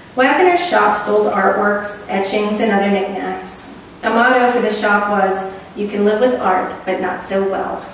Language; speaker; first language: English; native; English